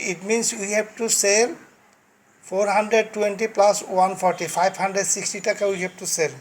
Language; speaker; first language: English; non-native, fluent; Bangla